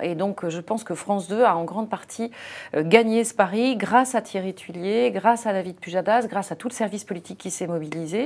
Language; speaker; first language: French; native; French